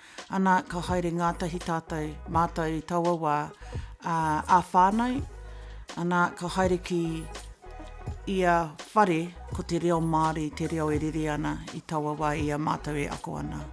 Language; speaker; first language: Māori; non-native, local second language; English